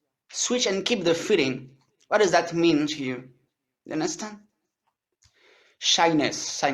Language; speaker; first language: English; non-native, learner; French